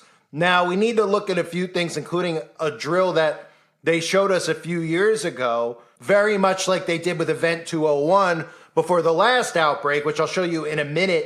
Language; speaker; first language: English; native; English